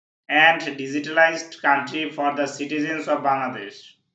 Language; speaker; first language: English; non-native, local second language; Bangla